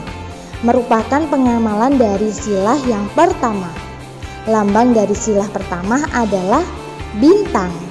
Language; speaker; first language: Indonesian; native; Indonesian